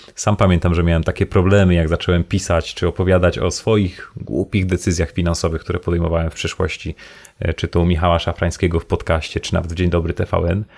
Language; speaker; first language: Polish; native; Polish